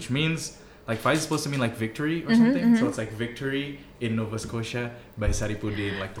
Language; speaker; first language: English; early bilingual, other home language; Indonesian